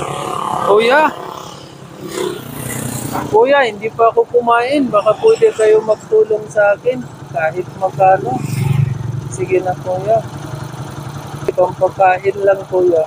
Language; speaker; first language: Filipino; non-native, learner; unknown